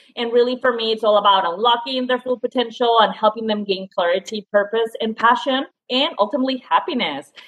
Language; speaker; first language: English; non-native, fluent; Spanish